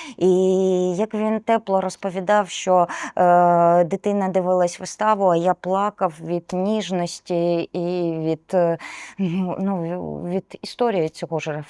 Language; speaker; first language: Ukrainian; non-native, local second language; Russian